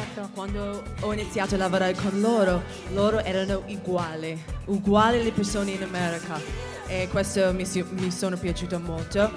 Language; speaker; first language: Italian; non-native, fluent; English